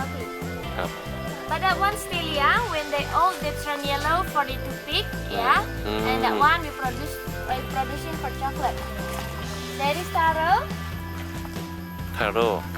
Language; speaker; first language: English; non-native, learner; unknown